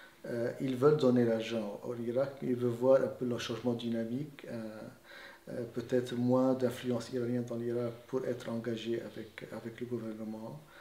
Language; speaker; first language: French; non-native, fluent; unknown